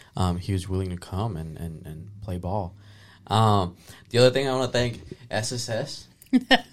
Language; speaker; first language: English; early bilingual, other home language; Spanish